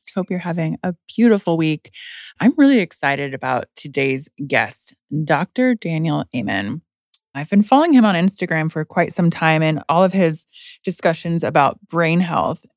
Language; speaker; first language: English; native; English